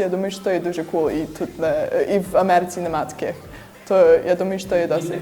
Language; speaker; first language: Ukrainian; early bilingual, heritage; Ukrainian